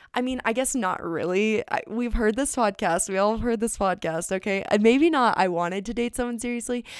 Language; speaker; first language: English; native; English